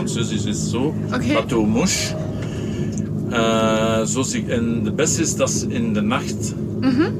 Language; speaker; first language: German; non-native, learner; French